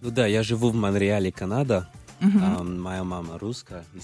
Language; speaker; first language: Russian; early bilingual, other home language; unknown